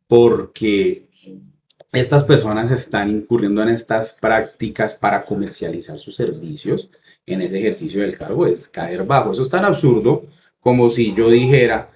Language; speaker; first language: Spanish; native; Spanish